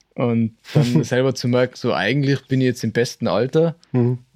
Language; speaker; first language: German; native; German